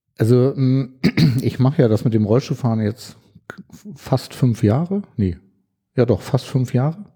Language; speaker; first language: German; native; German